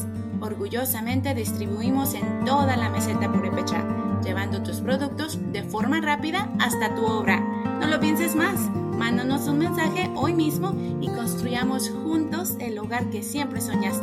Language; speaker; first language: Spanish; native; Spanish